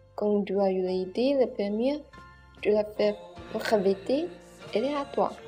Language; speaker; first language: French; non-native, learner; Chinese